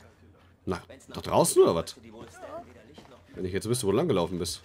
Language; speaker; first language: German; native; German